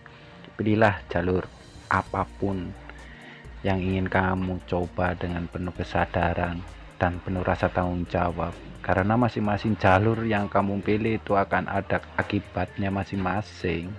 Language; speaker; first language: Indonesian; native; Indonesian